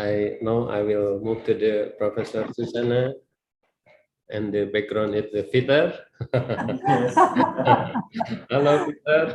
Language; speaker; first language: English; non-native, learner; Indonesian